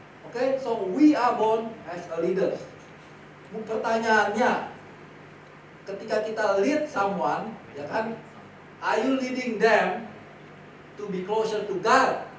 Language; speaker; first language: English; non-native, fluent; Indonesian